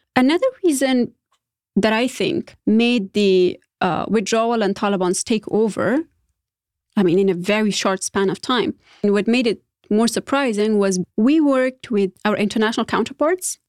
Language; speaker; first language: English; non-native, fluent; Persian